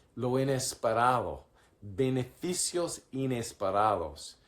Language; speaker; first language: Spanish; non-native, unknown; English